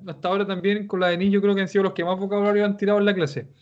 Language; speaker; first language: Spanish; native; Spanish